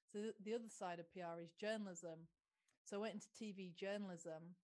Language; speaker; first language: English; native; English